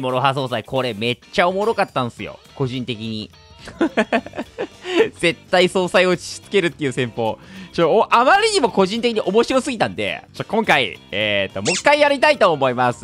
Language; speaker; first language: Japanese; native; Japanese